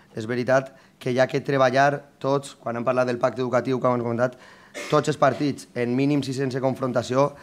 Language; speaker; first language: Catalan; native; Catalan